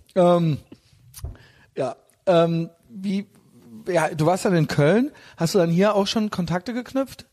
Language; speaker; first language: German; native; German